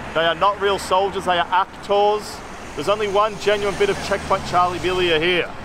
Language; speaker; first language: English; native; English